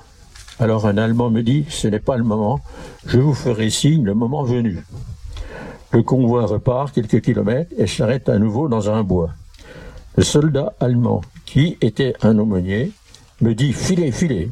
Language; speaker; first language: French; native; French